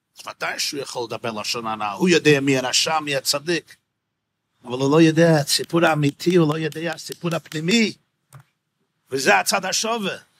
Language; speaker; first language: Hebrew; non-native, fluent; English